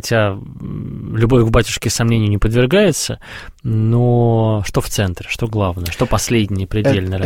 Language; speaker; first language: Russian; native; Russian